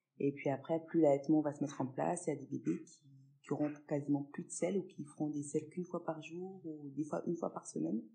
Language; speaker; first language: French; early bilingual, other home language; Fula